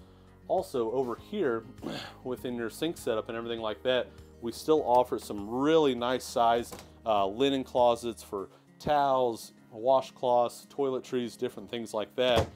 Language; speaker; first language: English; native; English